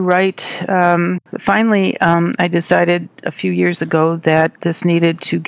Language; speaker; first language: English; native; English